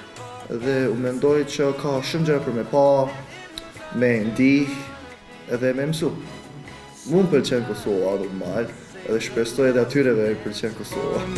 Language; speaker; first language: Albanian; early bilingual, other home language; Korean